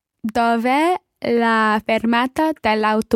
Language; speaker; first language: Italian; non-native, learner; English